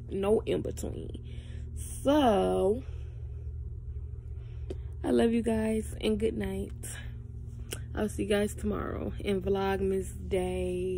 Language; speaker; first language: English; native; English